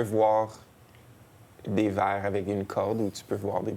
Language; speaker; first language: French; native; French